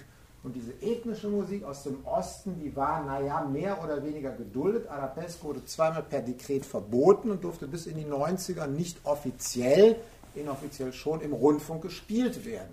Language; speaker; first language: German; native; German